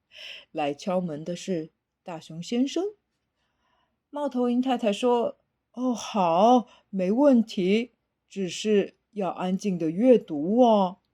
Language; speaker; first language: Chinese; native; Chinese